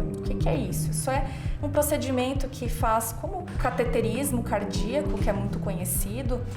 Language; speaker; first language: Portuguese; native; Portuguese